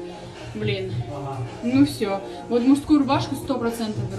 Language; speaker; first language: Russian; native; Russian